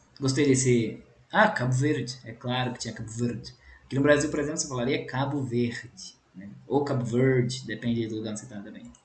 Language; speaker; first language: Portuguese; native; Portuguese